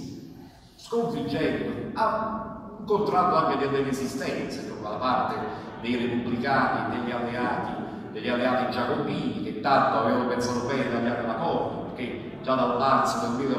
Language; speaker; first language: Italian; native; Italian